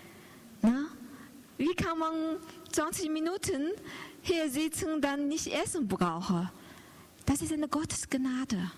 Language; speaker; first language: German; non-native, learner; Chinese